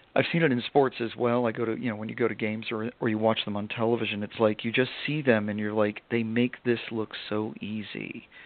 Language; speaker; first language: English; native; English